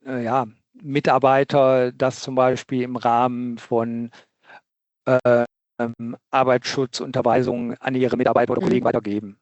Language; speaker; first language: German; native; German